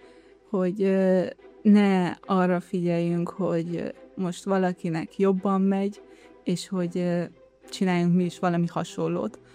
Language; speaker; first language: Hungarian; early bilingual, heritage; Hungarian